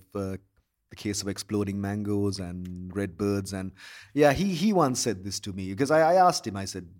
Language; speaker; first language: English; non-native, local second language; Sinhala